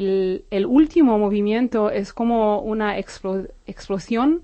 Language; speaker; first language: Spanish; non-native, fluent; Hebrew